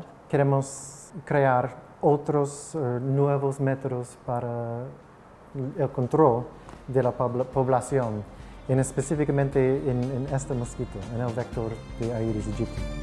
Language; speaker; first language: Spanish; non-native, fluent; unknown